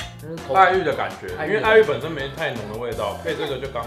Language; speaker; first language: Chinese; native; Chinese